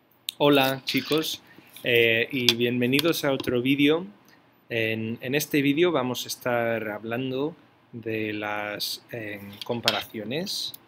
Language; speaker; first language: Spanish; non-native, fluent; English